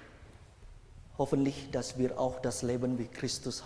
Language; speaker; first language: German; non-native, fluent; Indonesian